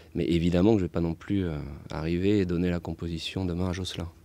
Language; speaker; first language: French; native; French